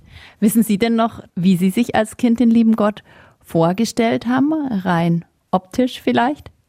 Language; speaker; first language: German; native; German